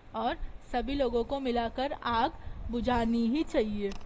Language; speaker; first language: Hindi; non-native, local second language; Marathi